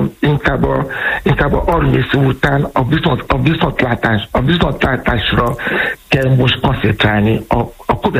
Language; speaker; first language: Hungarian; non-native, fluent; Yoruba